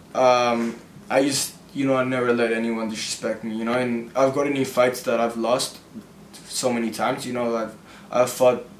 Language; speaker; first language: English; early bilingual, other home language; Spanish